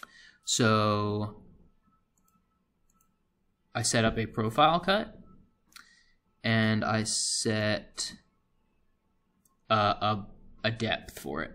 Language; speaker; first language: English; native; English